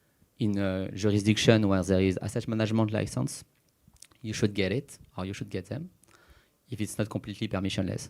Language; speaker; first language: English; non-native, fluent; French